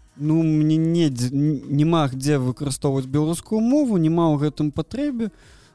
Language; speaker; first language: Belarusian; non-native, local second language; Russian